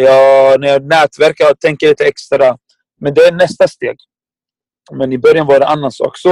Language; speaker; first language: Swedish; non-native, fluent; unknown